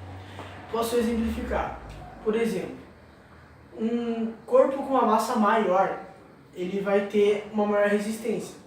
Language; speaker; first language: Portuguese; native; Portuguese